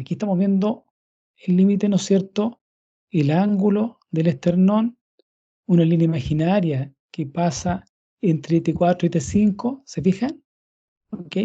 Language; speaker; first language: Spanish; native; Spanish